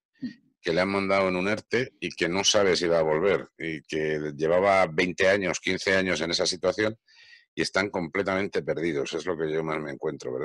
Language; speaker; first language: Spanish; native; Spanish